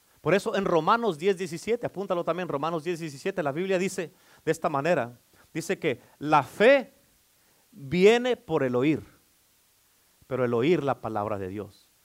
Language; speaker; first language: Spanish; native; Spanish